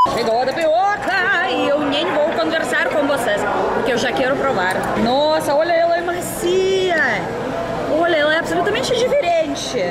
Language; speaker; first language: Portuguese; non-native, fluent; Russian